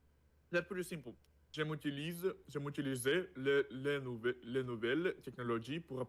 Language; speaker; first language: French; non-native, learner; Russian